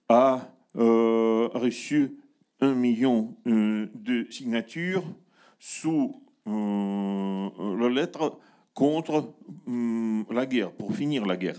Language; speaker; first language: French; non-native, learner; Russian